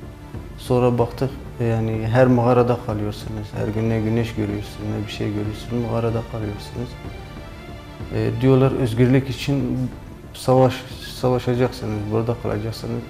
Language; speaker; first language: Turkish; non-native, learner; Kurdish